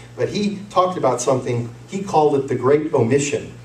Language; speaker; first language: English; native; English